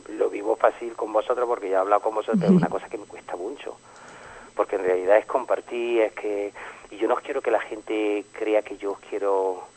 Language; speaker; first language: Spanish; non-native, fluent; French